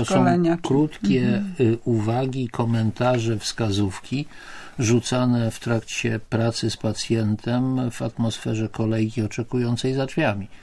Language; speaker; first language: Polish; native; Polish